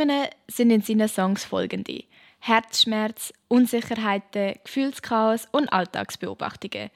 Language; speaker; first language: German; native; German